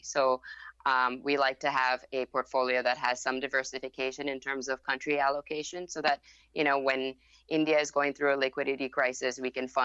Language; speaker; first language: English; non-native, fluent; Thai